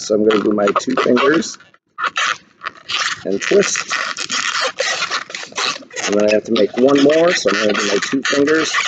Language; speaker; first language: English; native; English